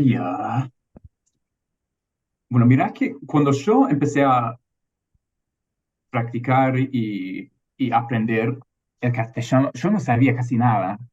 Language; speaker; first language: Spanish; non-native, fluent; English